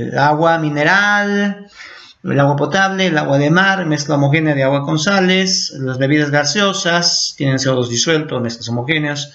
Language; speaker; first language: Spanish; native; Spanish